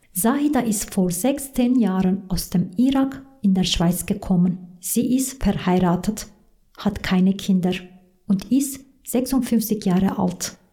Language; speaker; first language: German; non-native, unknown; Turkish